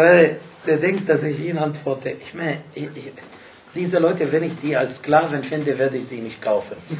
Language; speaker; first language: German; non-native, fluent; Arabic